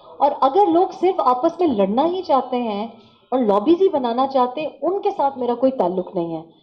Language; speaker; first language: Urdu; non-native, local second language; Pashto